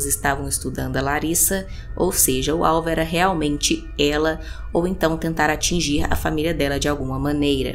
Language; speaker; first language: Portuguese; native; Portuguese